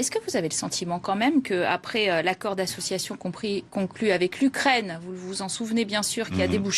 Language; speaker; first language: French; native; French